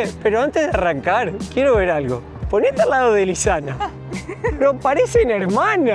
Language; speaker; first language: Spanish; native; Spanish